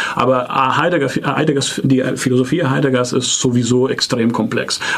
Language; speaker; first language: German; non-native, fluent; Italian